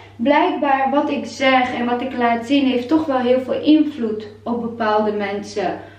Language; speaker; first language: Dutch; non-native, fluent; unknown